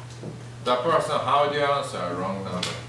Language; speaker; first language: English; non-native, fluent; Japanese